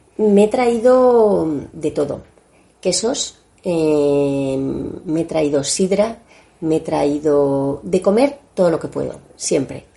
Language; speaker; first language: Spanish; native; Spanish